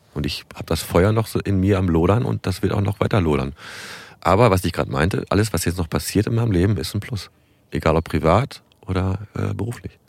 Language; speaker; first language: German; native; German